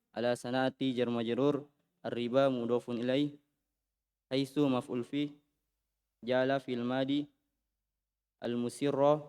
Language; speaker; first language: Arabic; non-native, learner; Indonesian